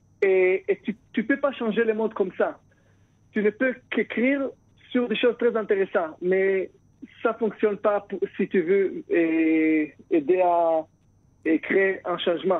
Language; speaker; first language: French; non-native, fluent; Hebrew